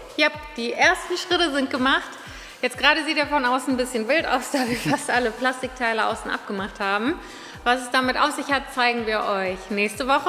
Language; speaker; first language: German; native; German